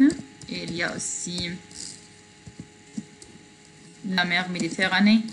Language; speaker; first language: French; non-native, fluent; Arabic